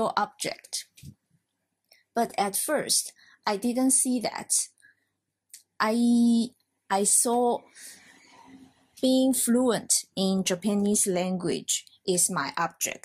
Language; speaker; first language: English; non-native, fluent; Chinese